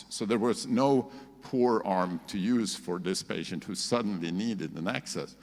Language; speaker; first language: English; non-native, fluent; Swedish